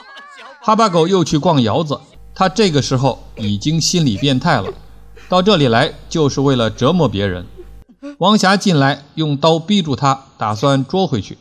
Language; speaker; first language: Chinese; native; Chinese